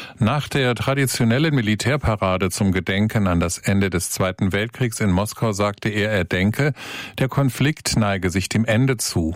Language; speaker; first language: German; native; German